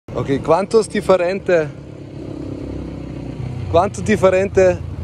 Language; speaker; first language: Spanish; non-native, learner; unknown